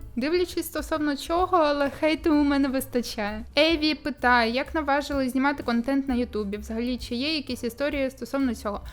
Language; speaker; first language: Ukrainian; non-native, local second language; Russian